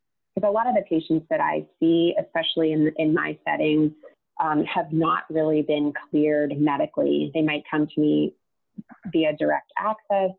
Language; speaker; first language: English; native; English